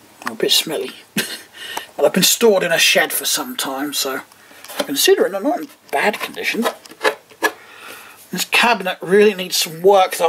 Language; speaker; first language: English; native; English